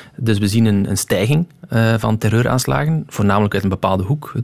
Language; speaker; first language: Dutch; native; Dutch